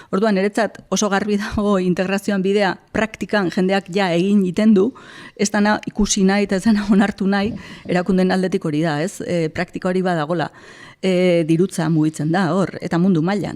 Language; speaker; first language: Basque; native; Basque